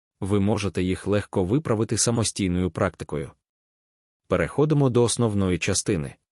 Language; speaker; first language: Ukrainian; native; Ukrainian